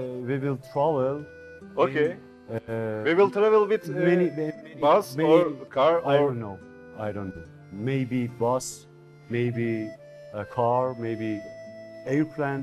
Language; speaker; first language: English; non-native, learner; Turkish